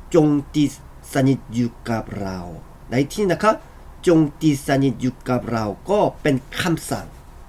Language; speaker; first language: Thai; non-native, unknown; Korean